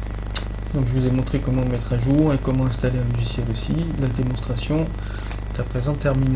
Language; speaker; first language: French; native; French